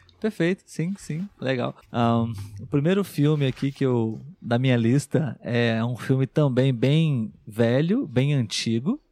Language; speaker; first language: Portuguese; native; Portuguese